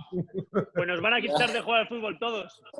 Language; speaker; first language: Spanish; native; Spanish